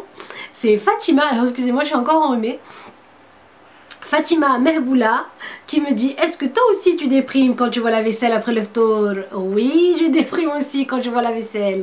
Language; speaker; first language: French; native; French